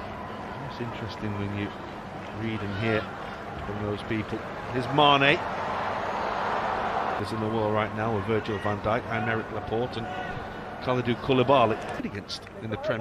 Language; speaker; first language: English; native; English